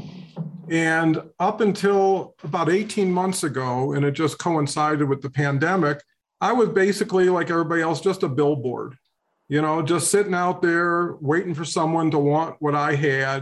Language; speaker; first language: English; native; English